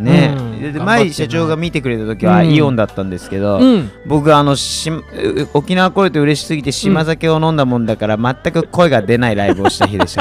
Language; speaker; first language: Japanese; native; Japanese